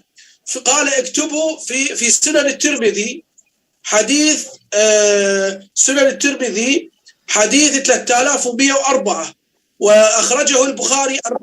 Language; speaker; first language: Arabic; native; Arabic